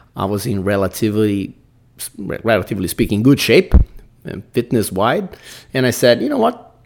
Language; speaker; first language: English; non-native, fluent; Portuguese